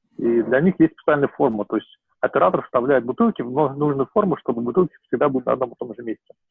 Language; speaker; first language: Russian; native; Russian